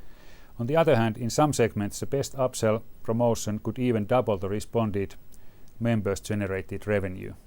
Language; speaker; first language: English; non-native, fluent; Finnish